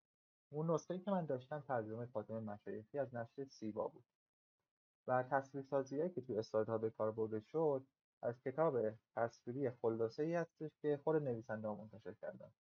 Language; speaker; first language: Persian; native; Persian